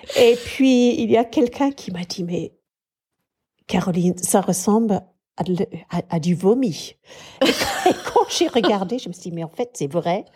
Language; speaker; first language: French; non-native, fluent; English